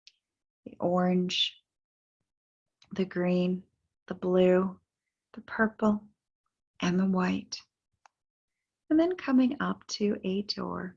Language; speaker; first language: English; native; English